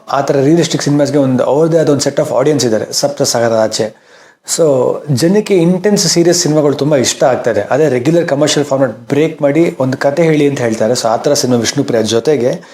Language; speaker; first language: Kannada; native; Kannada